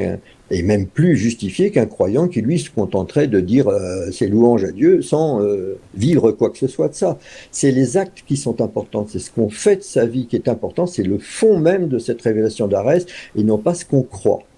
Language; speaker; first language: French; native; French